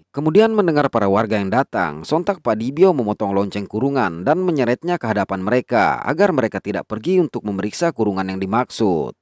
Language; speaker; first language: Indonesian; native; Indonesian